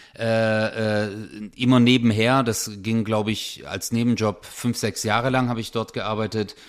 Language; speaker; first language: German; early bilingual, other home language; Turkish